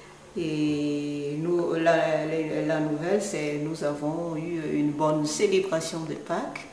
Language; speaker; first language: French; non-native, local second language; Malagasy